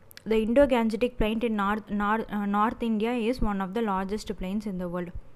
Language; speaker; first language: English; non-native, local second language; Tamil